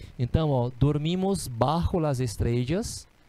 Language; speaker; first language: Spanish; non-native, fluent; Portuguese